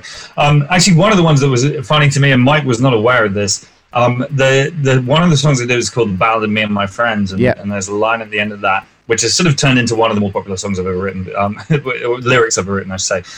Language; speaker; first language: English; native; English